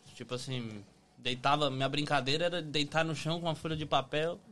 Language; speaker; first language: Portuguese; native; Portuguese